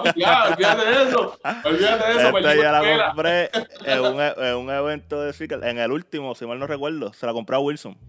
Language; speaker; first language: Spanish; native; Spanish